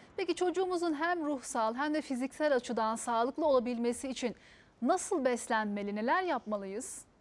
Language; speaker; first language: Turkish; native; Turkish